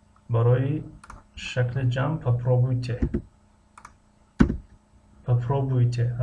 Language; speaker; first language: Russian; non-native, local second language; Tajik